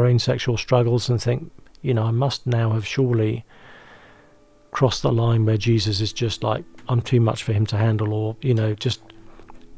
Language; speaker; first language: English; native; English